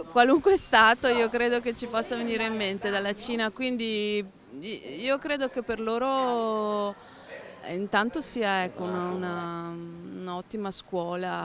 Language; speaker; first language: Italian; native; Italian